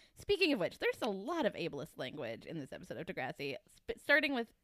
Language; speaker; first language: English; native; English